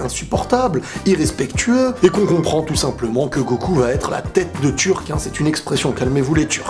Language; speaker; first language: French; native; French